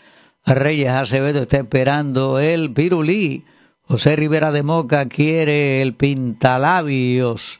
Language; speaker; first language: Spanish; native; Spanish